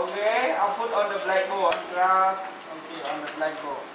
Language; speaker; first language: English; non-native, learner; Thai